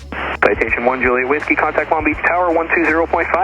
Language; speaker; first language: English; native; English